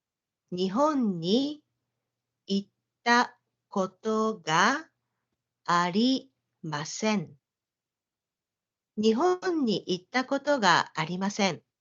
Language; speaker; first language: Japanese; non-native, learner; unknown